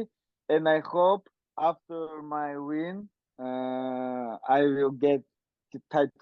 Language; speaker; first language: English; non-native, learner; Russian